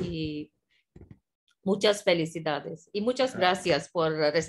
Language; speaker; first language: Spanish; non-native, fluent; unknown